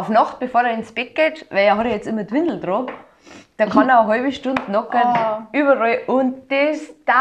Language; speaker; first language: German; native; German